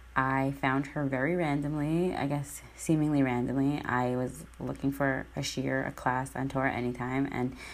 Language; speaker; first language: English; native; English